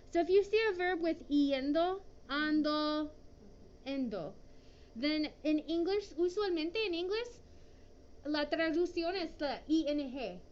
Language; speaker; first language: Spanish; non-native, fluent; English